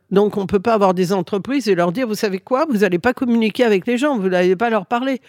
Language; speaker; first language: French; early bilingual, other home language; Spanish